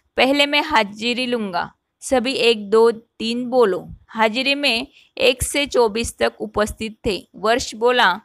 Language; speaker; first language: Hindi; non-native, local second language; Marathi